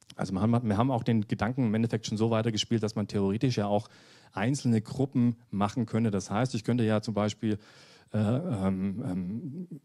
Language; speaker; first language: German; native; German